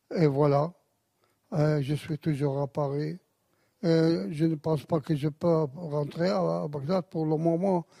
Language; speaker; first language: French; non-native, fluent; Arabic